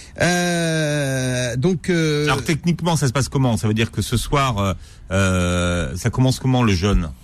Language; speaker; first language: French; native; French